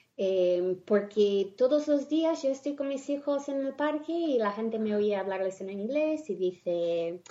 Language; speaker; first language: Spanish; non-native, fluent; English